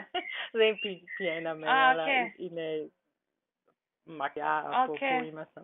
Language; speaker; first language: Greek; non-native, learner; German